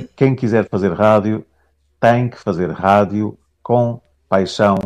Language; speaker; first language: Portuguese; non-native, local second language; Kabuverdianu